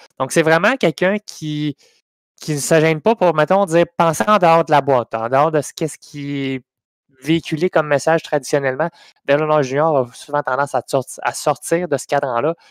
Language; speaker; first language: French; native; French